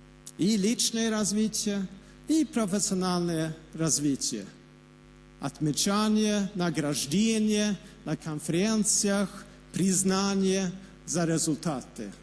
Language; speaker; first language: Russian; non-native, fluent; Swedish